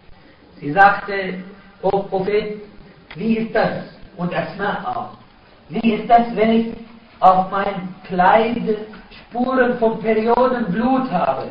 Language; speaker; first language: German; non-native, fluent; Arabic